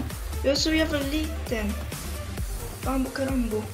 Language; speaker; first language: Swedish; early bilingual, other home language; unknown